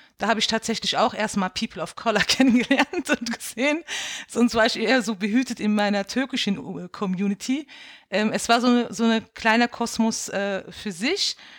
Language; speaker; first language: German; early bilingual, other home language; Kurdish